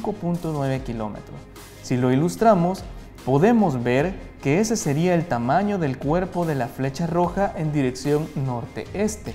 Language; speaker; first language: Spanish; native; Spanish